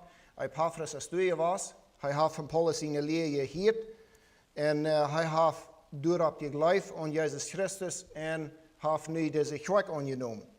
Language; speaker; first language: German; non-native, learner; Plautdietsch